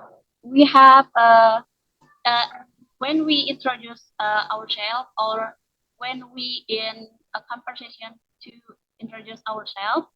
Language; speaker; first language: English; non-native, learner; Indonesian